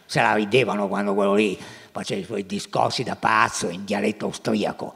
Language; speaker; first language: Italian; native; Italian